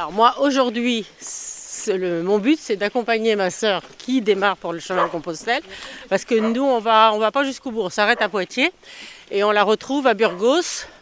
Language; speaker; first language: French; native; French